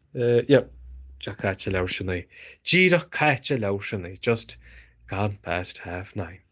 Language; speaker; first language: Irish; native; Irish